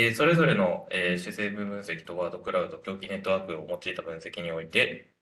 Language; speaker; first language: Japanese; native; Japanese